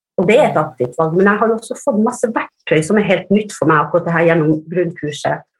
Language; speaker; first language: Norwegian; early bilingual, other home language; Finnish